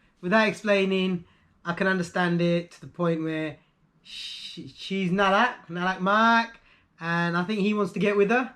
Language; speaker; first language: English; native; English